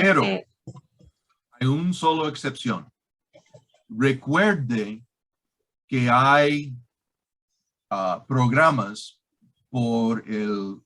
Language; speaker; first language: Spanish; non-native, fluent; English